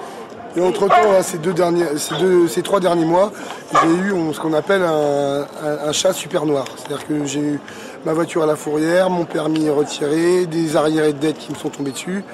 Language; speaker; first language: French; native; French